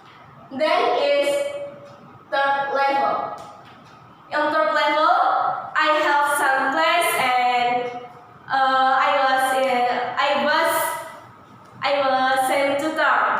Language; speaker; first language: English; non-native, learner; Indonesian